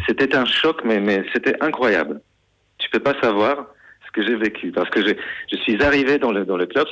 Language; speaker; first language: French; non-native, fluent; Polish